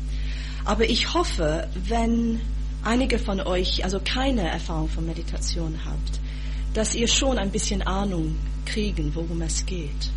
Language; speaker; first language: German; non-native, fluent; English